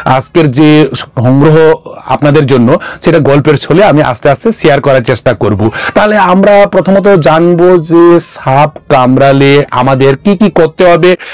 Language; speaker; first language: Bangla; non-native, local second language; Kok Borok